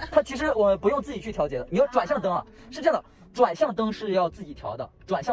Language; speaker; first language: Chinese; native; Chinese